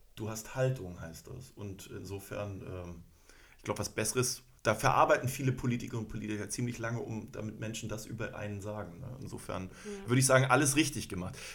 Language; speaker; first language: German; native; German